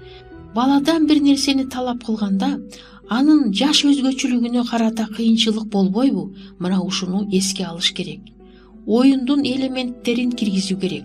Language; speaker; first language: Kyrgyz; native; Kyrgyz